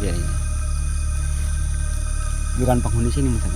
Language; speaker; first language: Indonesian; native; Indonesian